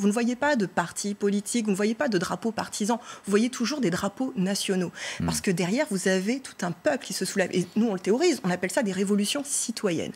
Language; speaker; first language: French; native; French